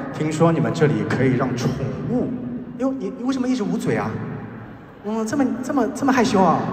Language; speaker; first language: Chinese; native; Chinese